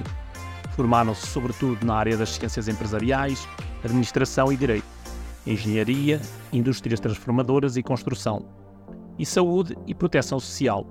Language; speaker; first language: Portuguese; native; Portuguese